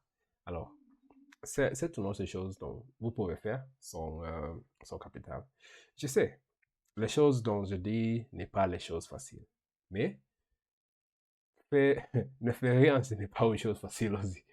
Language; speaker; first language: French; non-native, learner; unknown